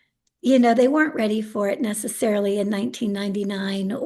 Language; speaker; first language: English; native; English